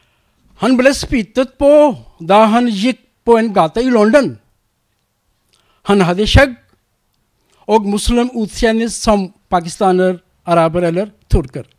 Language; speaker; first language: Norwegian; non-native, learner; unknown